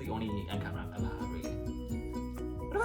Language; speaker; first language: English; native; English